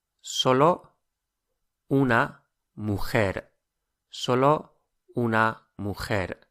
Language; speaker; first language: Spanish; non-native, fluent; English